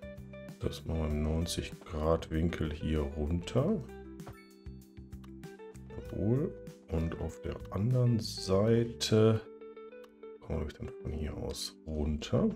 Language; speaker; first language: German; native; German